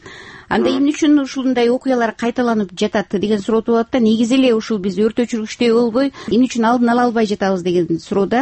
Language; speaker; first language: Kyrgyz; native; Kyrgyz